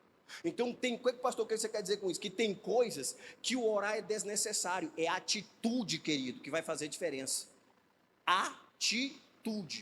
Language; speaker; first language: Portuguese; native; Portuguese